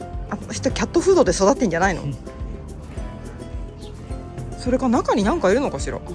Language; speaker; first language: Japanese; native; Japanese